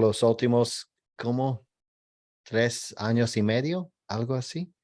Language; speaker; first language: Spanish; non-native, learner; English